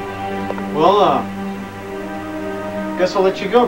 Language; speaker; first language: English; native; English